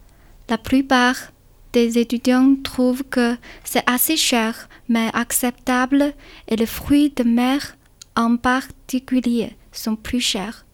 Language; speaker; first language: French; non-native, learner; Chinese